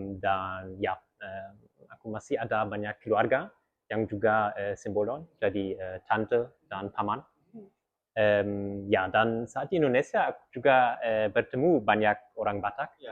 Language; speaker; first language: Indonesian; early bilingual, heritage; German